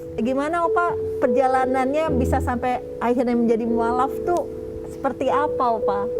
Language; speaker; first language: Indonesian; native; Indonesian